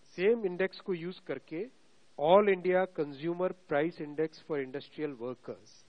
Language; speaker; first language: Hindi; native; Hindi